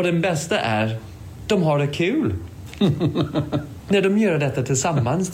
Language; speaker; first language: Swedish; non-native, fluent; English